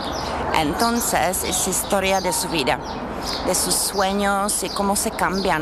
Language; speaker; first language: Spanish; non-native, learner; Czech